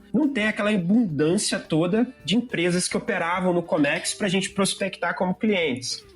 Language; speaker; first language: Portuguese; native; Portuguese